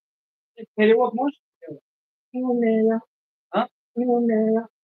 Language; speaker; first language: Russian; non-native, fluent; Tajik